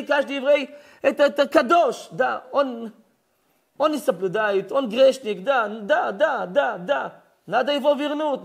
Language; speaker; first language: Russian; early bilingual, heritage; Russian